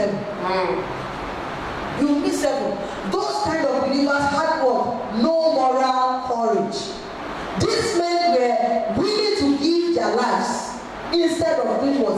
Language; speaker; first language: English; non-native, local second language; Yoruba